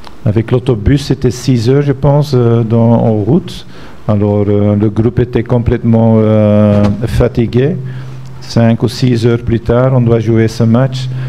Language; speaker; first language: French; non-native, fluent; Dutch